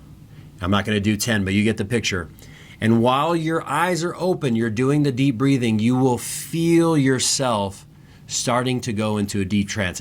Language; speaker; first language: English; native; English